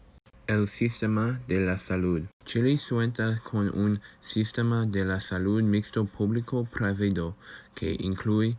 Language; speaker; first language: Spanish; non-native, learner; English